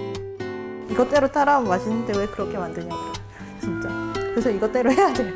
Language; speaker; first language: Korean; native; Korean